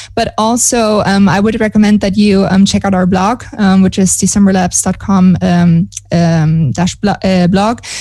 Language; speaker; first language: English; non-native, fluent; German